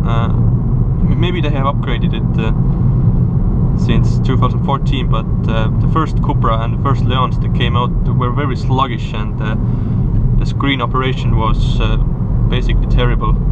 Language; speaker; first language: English; non-native, fluent; Estonian